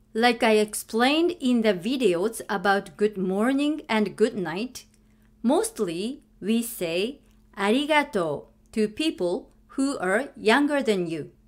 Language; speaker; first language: English; non-native, fluent; Japanese